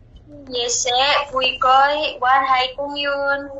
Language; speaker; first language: Cantonese; non-native, learner; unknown